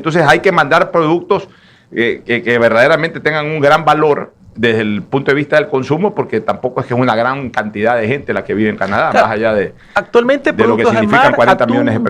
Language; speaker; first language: Spanish; native; Spanish